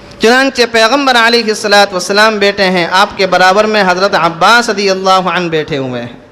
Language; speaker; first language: Urdu; native; Urdu